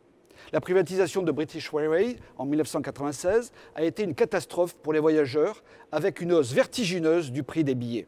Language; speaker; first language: French; native; French